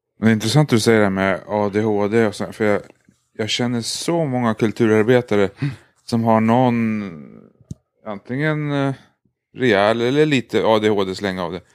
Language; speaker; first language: Swedish; native; Swedish